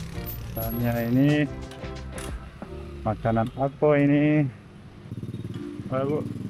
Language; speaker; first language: Indonesian; non-native, learner; French